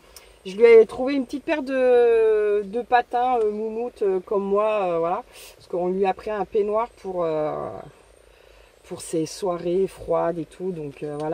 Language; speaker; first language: French; native; French